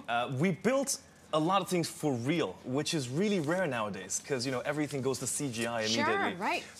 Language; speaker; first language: English; native; English